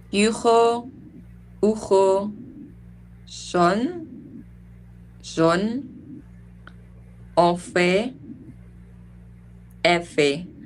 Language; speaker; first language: French; non-native, learner; English